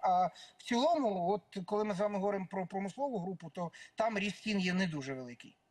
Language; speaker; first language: Ukrainian; native; Ukrainian